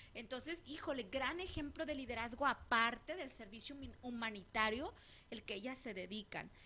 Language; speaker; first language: Spanish; native; Spanish